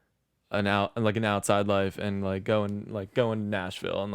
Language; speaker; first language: English; native; English